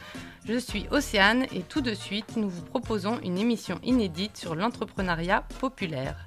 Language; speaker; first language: French; native; French